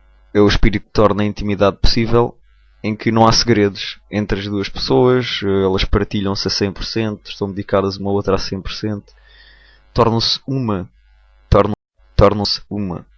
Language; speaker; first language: Portuguese; native; Portuguese